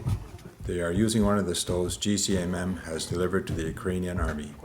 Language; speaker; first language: English; native; English